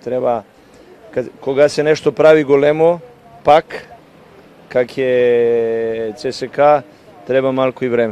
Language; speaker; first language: Bulgarian; non-native, learner; Serbian